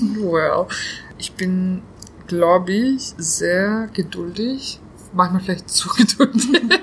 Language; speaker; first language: German; early bilingual, other home language; Bosnian